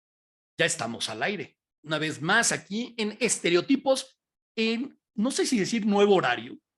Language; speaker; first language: Spanish; native; Spanish